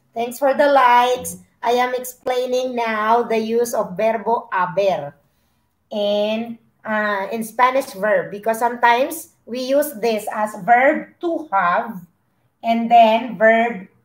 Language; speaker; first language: English; non-native, local second language; Filipino